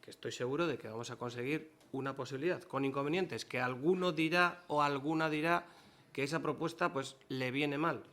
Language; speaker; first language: Spanish; non-native, local second language; Basque